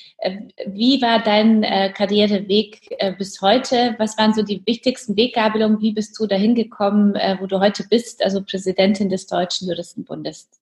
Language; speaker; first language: German; non-native, fluent; Polish